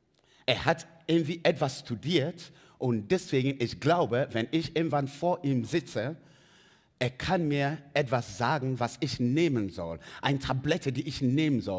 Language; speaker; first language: German; non-native, fluent; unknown